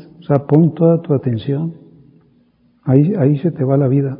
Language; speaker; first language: Spanish; native; Spanish